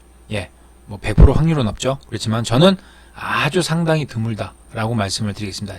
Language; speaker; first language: Korean; native; Korean